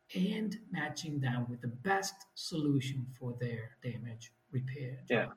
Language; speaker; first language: English; non-native, fluent; Italian